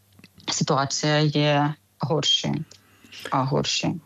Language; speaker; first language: Czech; non-native, learner; Ukrainian